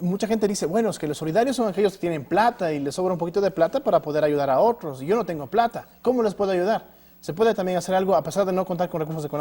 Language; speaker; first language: Spanish; native; Spanish